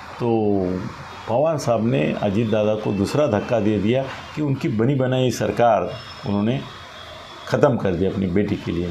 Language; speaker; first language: Hindi; non-native, local second language; Marathi